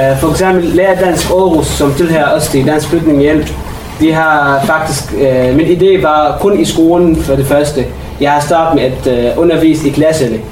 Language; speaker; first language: Danish; non-native, fluent; Arabic